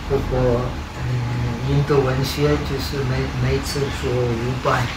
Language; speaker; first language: Chinese; non-native, fluent; Czech